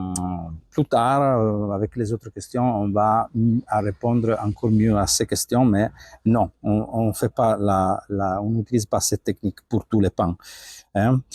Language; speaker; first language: French; non-native, fluent; Italian